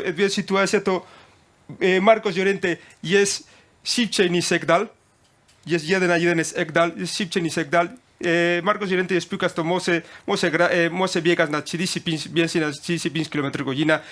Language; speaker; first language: Polish; non-native, learner; Spanish